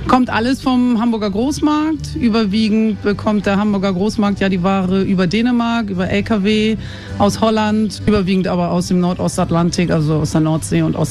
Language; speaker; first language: German; native; German